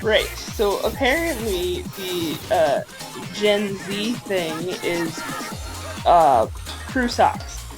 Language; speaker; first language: English; native; English